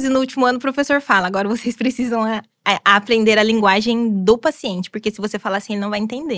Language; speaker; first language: Portuguese; native; Portuguese